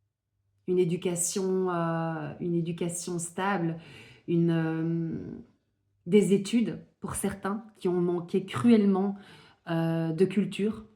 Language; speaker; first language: French; native; French